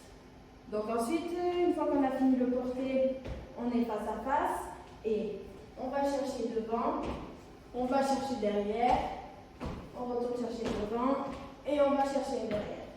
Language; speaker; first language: French; native; French